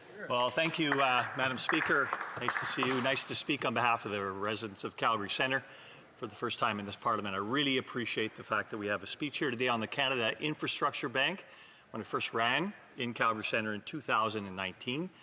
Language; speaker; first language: English; native; English